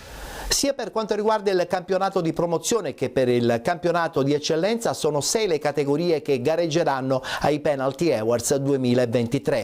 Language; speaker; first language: Italian; native; Italian